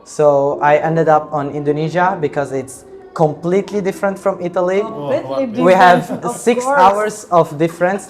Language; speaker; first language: English; non-native, fluent; Italian